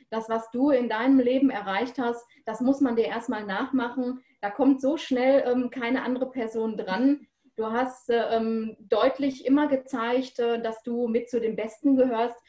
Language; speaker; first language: German; native; German